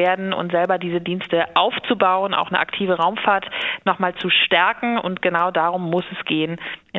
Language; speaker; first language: German; native; German